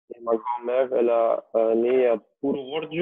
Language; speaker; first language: French; non-native, local second language; Dutch